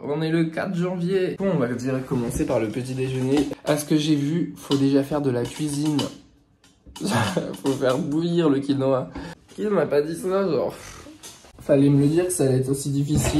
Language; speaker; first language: French; native; French